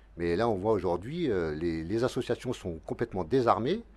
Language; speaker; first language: French; native; French